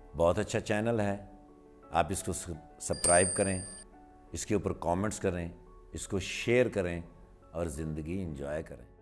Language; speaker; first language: Urdu; non-native, local second language; Punjabi